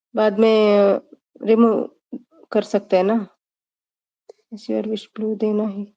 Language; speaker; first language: Hindi; non-native, local second language; Kannada